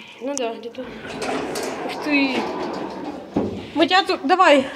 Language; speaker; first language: Russian; native; Russian